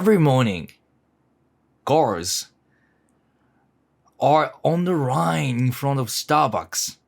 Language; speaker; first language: English; non-native, learner; Japanese